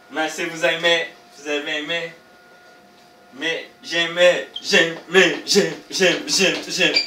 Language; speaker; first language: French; non-native, learner; Portuguese